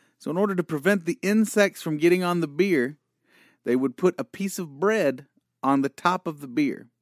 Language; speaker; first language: English; native; English